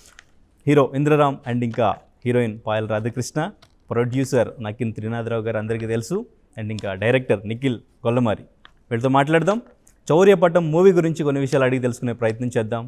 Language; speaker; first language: Telugu; native; Telugu